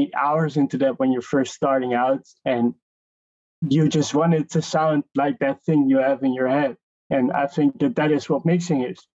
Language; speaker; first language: English; non-native, fluent; Dutch